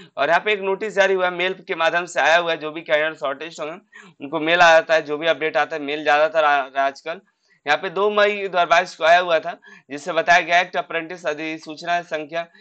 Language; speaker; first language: Hindi; native; Hindi